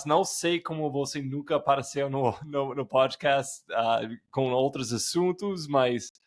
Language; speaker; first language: Portuguese; non-native, fluent; English